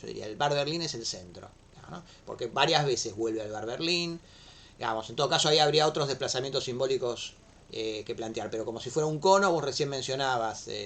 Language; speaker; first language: Spanish; native; Spanish